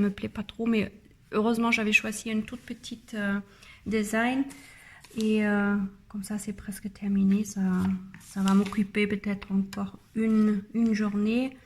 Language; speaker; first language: French; non-native, learner; German